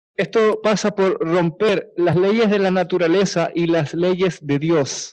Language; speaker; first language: Spanish; native; Spanish